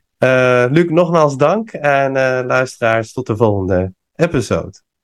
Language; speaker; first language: Dutch; non-native, fluent; Persian